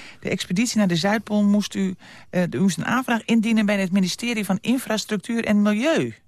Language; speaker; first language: Dutch; native; Dutch